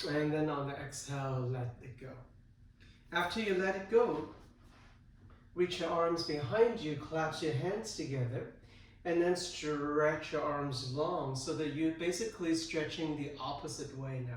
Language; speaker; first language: English; native; English